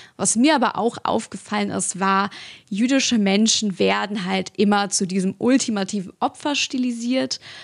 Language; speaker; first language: German; early bilingual, other home language; Russian